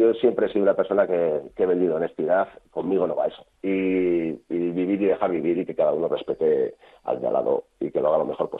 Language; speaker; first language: Spanish; native; Spanish